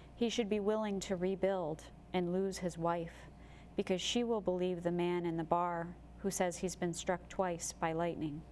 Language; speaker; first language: English; native; English